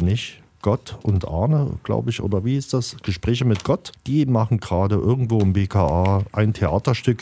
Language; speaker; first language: German; native; German